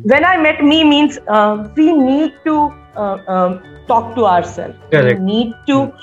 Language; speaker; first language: English; non-native, local second language; Marathi